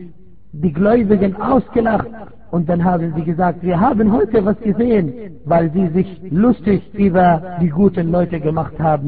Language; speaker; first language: German; non-native, fluent; Arabic